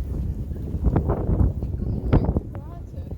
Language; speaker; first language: Dutch; early bilingual, other home language; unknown